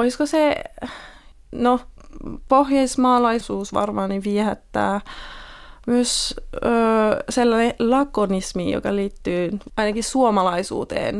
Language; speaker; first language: Finnish; non-native, fluent; French